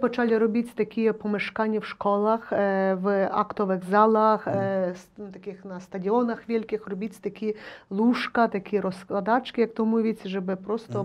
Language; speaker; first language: Polish; non-native, learner; Ukrainian